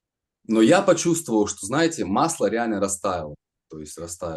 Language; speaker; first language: Russian; native; Russian